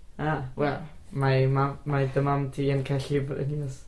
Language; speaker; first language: Welsh; non-native, learner; Spanish